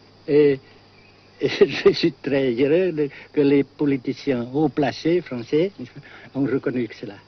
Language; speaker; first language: French; non-native, local second language; Vietnamese